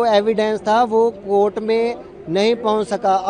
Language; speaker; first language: Hindi; non-native, local second language; Punjabi